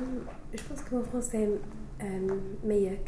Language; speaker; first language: French; non-native, fluent; English